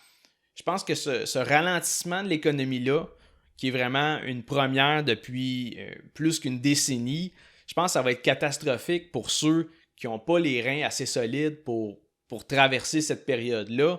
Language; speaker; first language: French; native; French